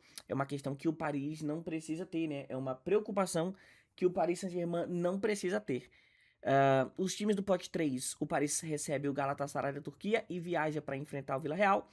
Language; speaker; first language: Portuguese; native; Portuguese